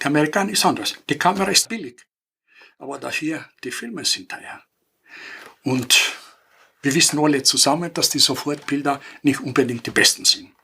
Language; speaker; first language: German; non-native, fluent; Greek